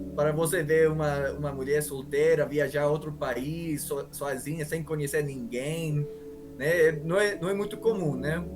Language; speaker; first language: Portuguese; non-native, fluent; English